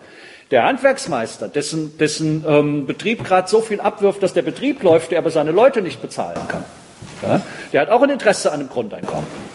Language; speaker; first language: German; native; German